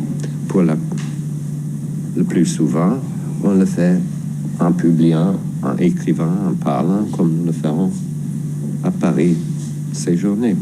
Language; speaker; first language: French; non-native, fluent; English